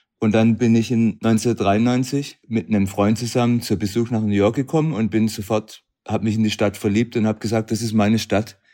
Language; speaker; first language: German; native; German